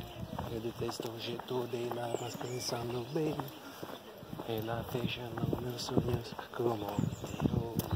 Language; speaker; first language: Portuguese; non-native, learner; Italian